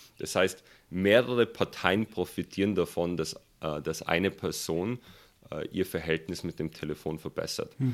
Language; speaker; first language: German; early bilingual, other home language; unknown